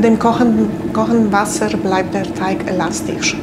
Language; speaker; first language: German; non-native, fluent; Polish